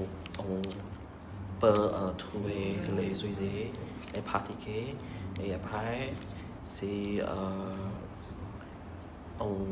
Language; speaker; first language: French; non-native, learner; Vietnamese